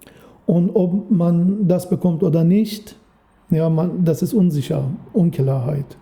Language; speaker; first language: German; non-native, fluent; Persian